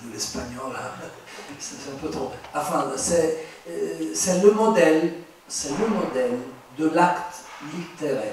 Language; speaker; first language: French; non-native, fluent; Italian